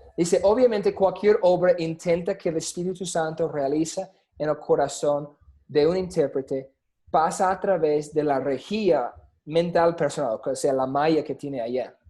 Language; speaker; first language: Spanish; non-native, fluent; English